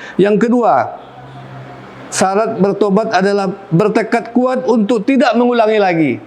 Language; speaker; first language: Malay; non-native, local second language; Minangkabau